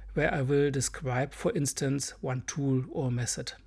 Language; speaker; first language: English; non-native, fluent; German